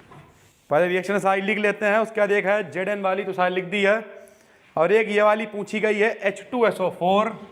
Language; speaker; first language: Hindi; native; Hindi